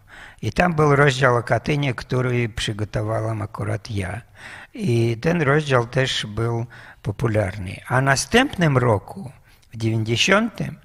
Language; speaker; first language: Polish; non-native, fluent; Russian